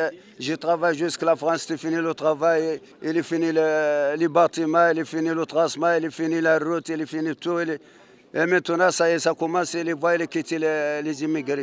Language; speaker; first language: French; non-native, learner; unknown